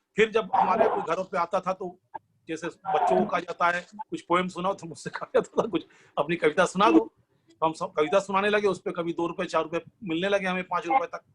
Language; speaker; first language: Hindi; non-native, local second language; Bangla